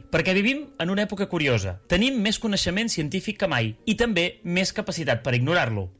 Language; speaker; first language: Catalan; native; Catalan